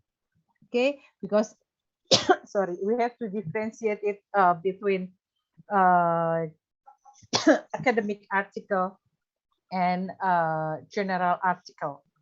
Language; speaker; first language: English; non-native, fluent; Indonesian